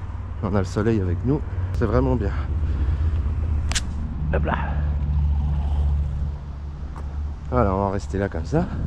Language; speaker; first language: French; native; French